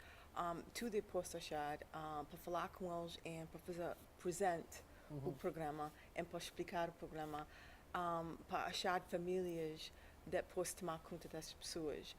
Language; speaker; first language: Portuguese; early bilingual, heritage; English